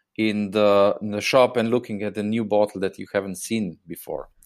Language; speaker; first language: English; non-native, fluent; Slovenian